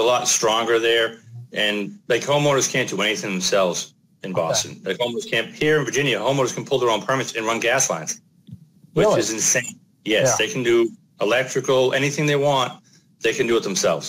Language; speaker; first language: English; native; English